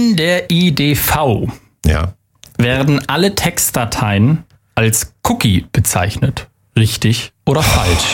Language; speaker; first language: German; native; German